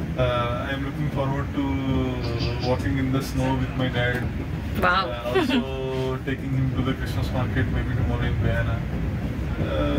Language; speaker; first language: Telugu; native; Telugu